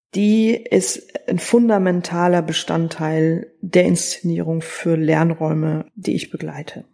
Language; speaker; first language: German; native; German